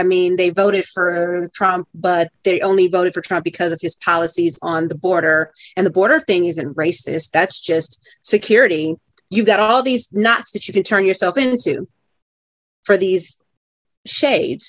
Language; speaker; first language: English; native; English